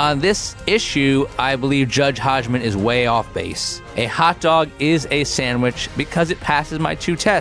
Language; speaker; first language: English; native; English